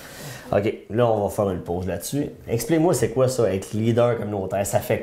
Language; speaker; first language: French; native; French